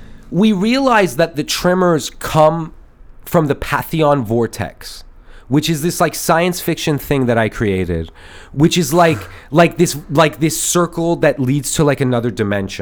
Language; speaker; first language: English; early bilingual, other home language; Persian